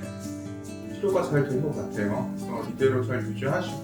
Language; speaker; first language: Korean; native; Korean